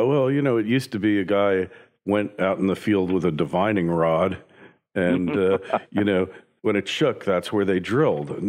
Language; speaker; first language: English; native; English